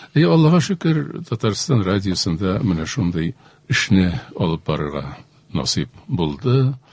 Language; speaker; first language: Tatar; native; Tatar